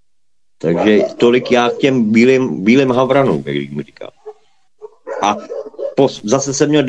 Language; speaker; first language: Czech; native; Czech